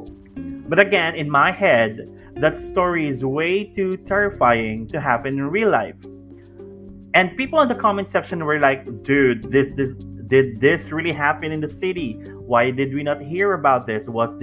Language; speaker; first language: English; non-native, local second language; Cebuano